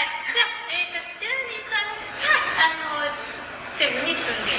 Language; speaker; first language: Japanese; native; Japanese